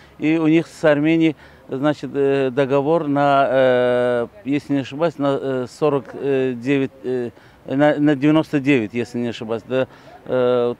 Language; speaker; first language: Russian; non-native, local second language; Azerbaijani